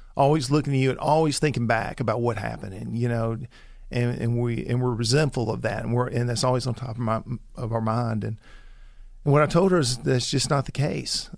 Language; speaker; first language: English; native; English